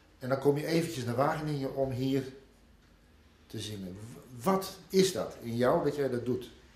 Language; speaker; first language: Dutch; native; Dutch